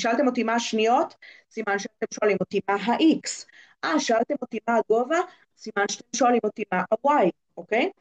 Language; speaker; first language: Hebrew; native; Hebrew